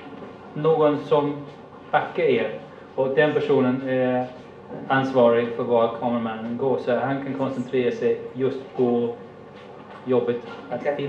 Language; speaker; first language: Swedish; non-native, fluent; English